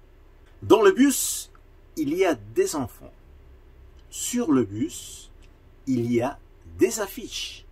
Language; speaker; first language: French; non-native, fluent; Spanish